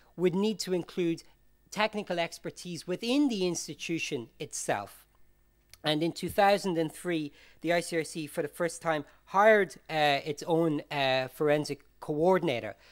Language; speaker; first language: English; native; English